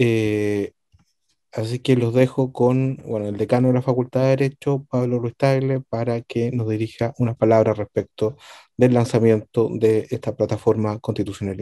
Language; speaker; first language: Spanish; native; Spanish